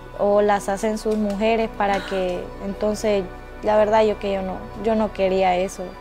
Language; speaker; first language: Spanish; native; Spanish